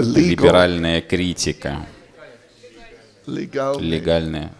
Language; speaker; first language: Russian; native; Russian